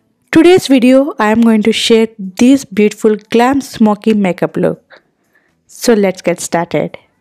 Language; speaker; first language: English; non-native, local second language; Telugu